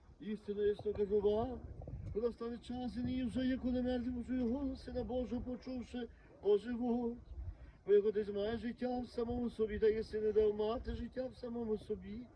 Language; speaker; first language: Ukrainian; native; Ukrainian